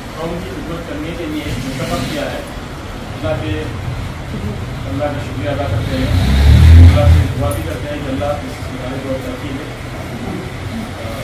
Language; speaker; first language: Hindi; non-native, local second language; Urdu